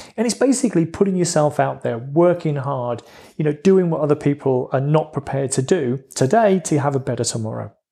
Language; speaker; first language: English; native; English